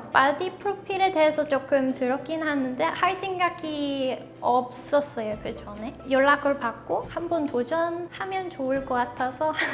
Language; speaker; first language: Korean; non-native, fluent; English